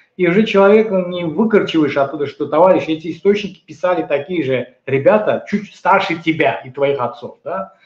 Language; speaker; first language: Russian; non-native, local second language; Azerbaijani